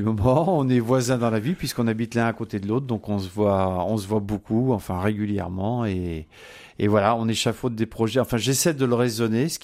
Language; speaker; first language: French; native; French